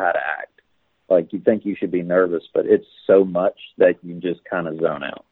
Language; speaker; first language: English; native; English